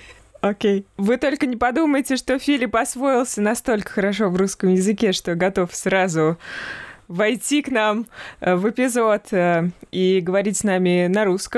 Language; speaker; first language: Russian; native; Russian